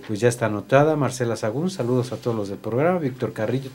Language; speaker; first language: Spanish; native; Spanish